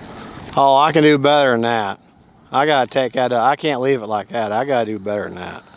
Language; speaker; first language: English; native; English